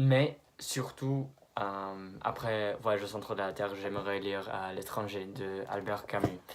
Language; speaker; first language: French; non-native, fluent; English